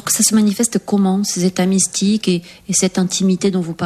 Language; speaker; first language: French; native; French